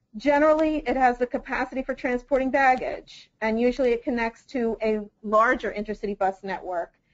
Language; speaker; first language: English; native; English